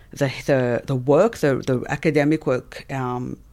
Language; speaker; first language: English; native; English